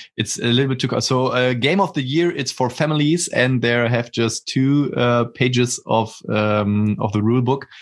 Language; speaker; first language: English; non-native, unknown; German